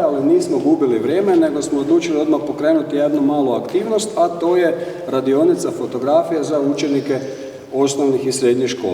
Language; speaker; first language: Croatian; native; Croatian